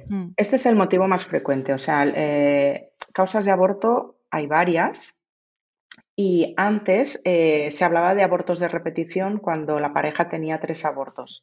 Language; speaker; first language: Spanish; native; Spanish